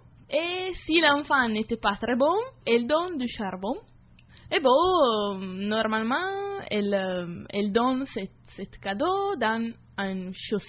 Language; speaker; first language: French; non-native, learner; Italian